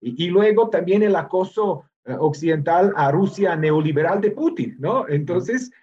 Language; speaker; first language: Spanish; non-native, fluent; Serbian